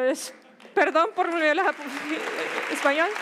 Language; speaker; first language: Spanish; non-native, fluent; Danish